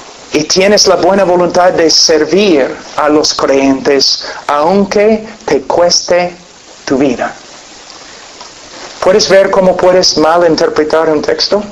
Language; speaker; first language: Spanish; non-native, fluent; English